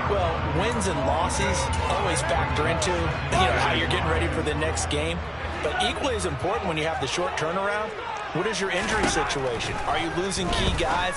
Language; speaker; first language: English; native; English